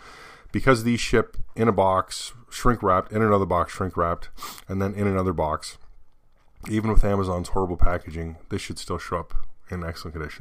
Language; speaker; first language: English; native; English